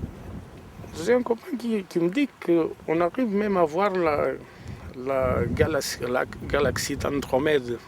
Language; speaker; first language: French; non-native, fluent; Portuguese